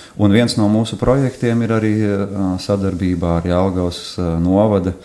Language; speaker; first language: Latvian; native; Latvian